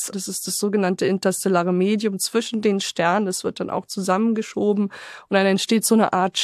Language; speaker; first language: German; native; German